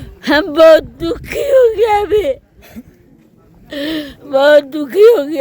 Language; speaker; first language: Hindi; non-native, local second language; Bangla